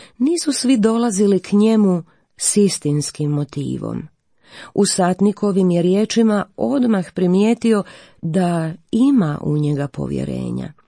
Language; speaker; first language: Croatian; native; Croatian